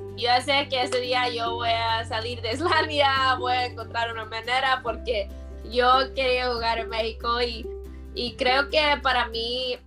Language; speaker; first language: Spanish; early bilingual, heritage; Spanish